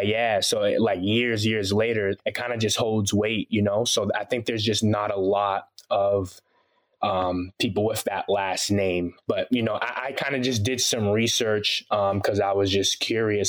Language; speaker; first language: English; early bilingual, other home language; Haitian Creole